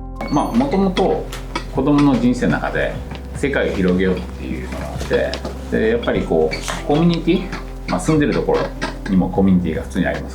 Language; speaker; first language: Japanese; native; Japanese